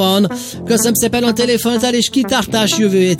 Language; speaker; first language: Hungarian; native; Hungarian